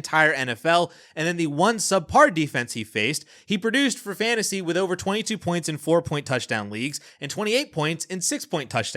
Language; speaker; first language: English; native; English